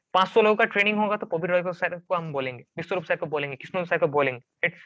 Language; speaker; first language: Hindi; non-native, local second language; Bangla